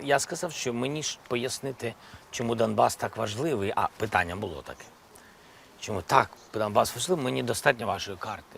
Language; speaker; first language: Ukrainian; non-native, local second language; Russian